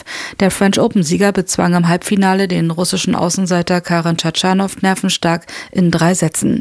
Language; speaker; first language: German; native; German